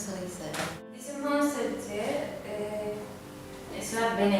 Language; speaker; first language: Dutch; non-native, learner; Spanish